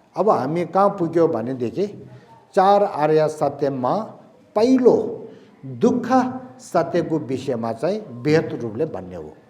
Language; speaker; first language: Nepali; non-native, local second language; Tibetan